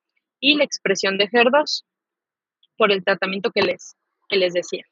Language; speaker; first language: Spanish; native; Spanish